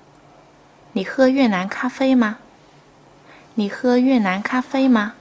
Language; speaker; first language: Chinese; non-native, fluent; Vietnamese